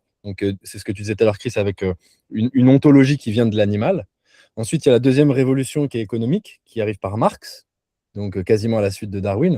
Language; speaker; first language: French; native; French